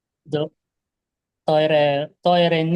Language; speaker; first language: Japanese; non-native, learner; Filipino